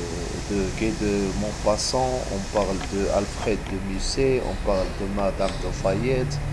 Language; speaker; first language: French; non-native, local second language; Arabic